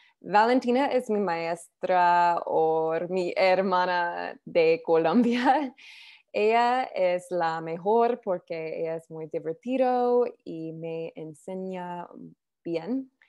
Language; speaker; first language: Spanish; non-native, learner; English